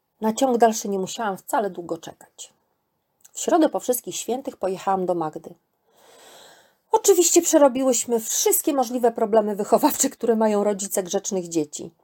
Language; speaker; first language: Polish; native; Polish